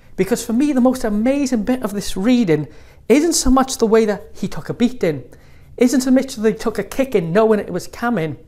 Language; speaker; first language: English; native; English